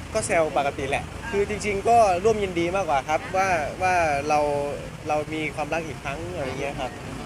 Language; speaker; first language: Thai; native; Thai